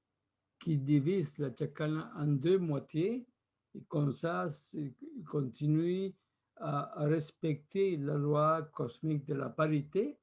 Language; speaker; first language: French; non-native, fluent; Spanish